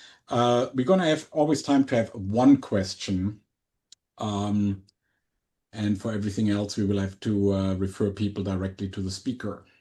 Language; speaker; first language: English; non-native, fluent; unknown